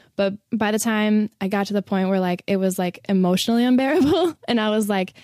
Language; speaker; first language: English; native; English